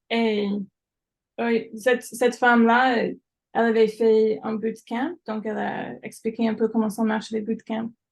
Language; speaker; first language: French; non-native, fluent; English